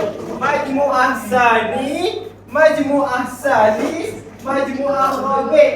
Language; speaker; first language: Arabic; non-native, learner; Malay